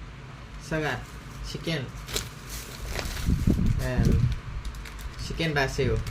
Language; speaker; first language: English; non-native, learner; Thai